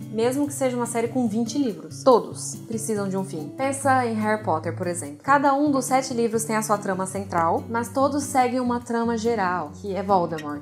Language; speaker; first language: Portuguese; native; Portuguese